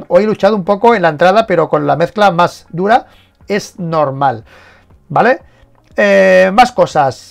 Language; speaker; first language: Spanish; native; Spanish